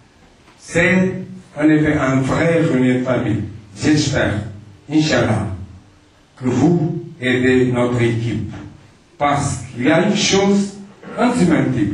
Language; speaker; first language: French; non-native, fluent; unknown